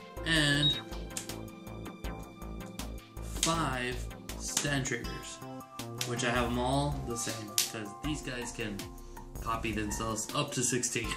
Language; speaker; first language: English; native; English